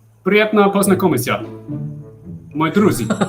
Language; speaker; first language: Russian; non-native, learner; English